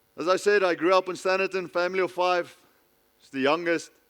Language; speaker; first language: English; non-native, local second language; Afrikaans